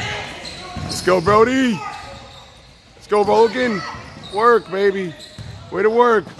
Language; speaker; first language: English; native; English